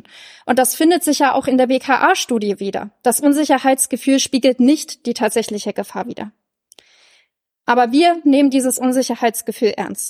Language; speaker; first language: German; native; German